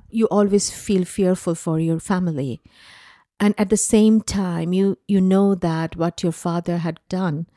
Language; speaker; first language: English; non-native, local second language; Bangla